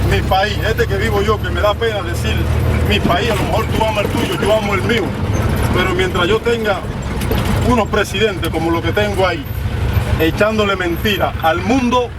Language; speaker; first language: Spanish; native; Spanish